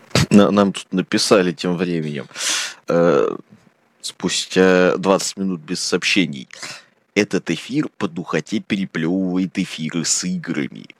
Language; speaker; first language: Russian; native; Russian